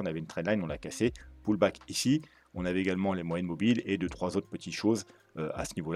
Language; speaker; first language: French; native; French